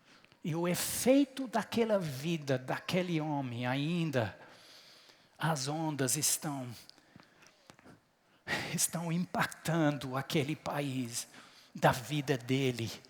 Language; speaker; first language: Portuguese; non-native, fluent; English